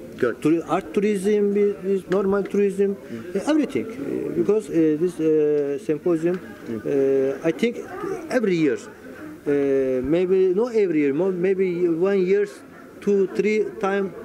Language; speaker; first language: English; non-native, learner; Turkish